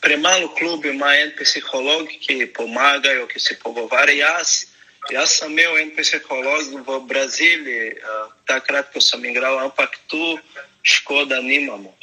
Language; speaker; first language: Slovenian; non-native, learner; Portuguese